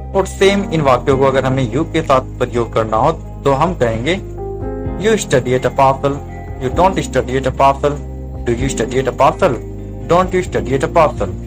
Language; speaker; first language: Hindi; native; Hindi